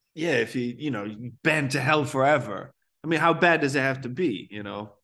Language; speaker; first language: English; early bilingual, other home language; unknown